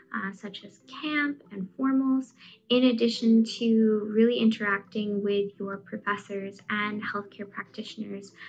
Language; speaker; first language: English; native; English